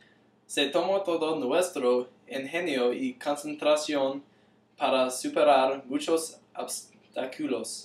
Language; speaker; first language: Spanish; non-native, learner; English